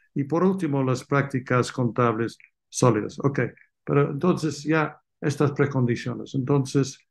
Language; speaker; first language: Spanish; non-native, fluent; English